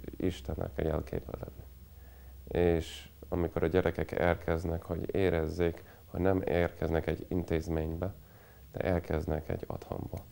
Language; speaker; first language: Hungarian; non-native, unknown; English